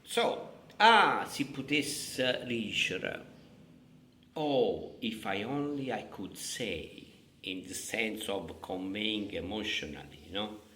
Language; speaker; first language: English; non-native, fluent; Italian